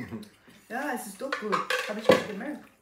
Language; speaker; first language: German; non-native, learner; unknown